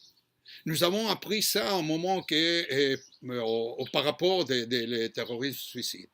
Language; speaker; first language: French; non-native, fluent; Hebrew